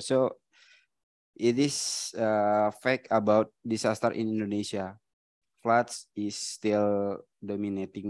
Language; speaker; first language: English; non-native, learner; Indonesian